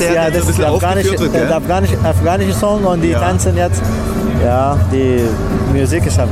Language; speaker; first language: German; non-native, learner; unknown